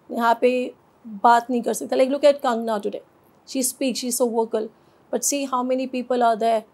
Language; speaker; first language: Hindi; native; Hindi